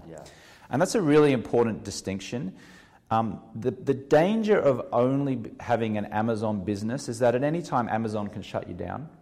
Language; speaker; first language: English; native; English